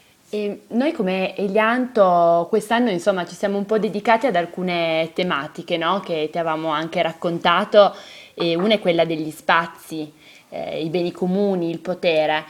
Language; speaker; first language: Italian; native; Italian